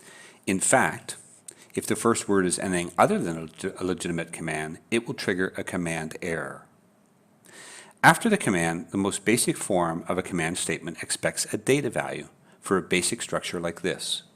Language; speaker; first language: English; native; English